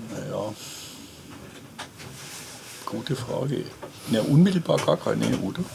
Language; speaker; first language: German; native; German